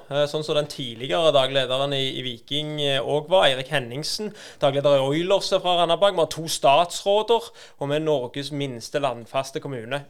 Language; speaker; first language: Norwegian; native; Norwegian